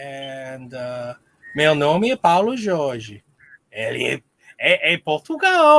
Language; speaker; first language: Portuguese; non-native, learner; English